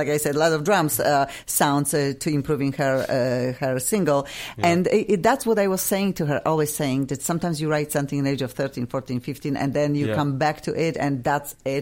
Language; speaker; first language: English; non-native, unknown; Russian